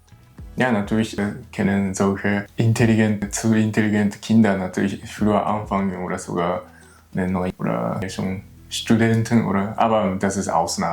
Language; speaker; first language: German; non-native, learner; Japanese